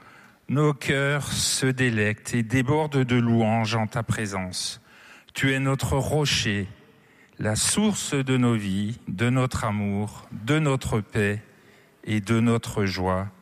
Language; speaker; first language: French; native; French